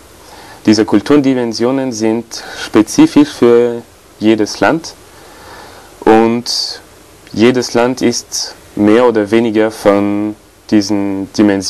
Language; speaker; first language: German; non-native, fluent; French